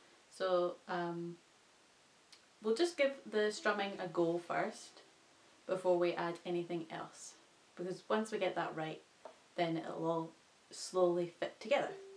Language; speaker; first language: English; native; English